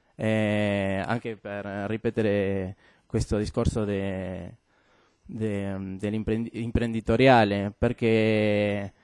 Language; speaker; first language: Italian; non-native, fluent; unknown